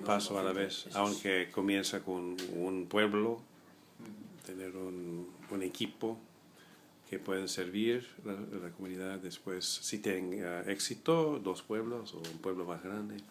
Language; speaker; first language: Spanish; non-native, fluent; English